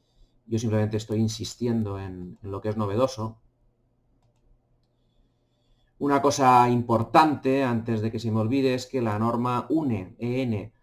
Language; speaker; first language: Spanish; native; Spanish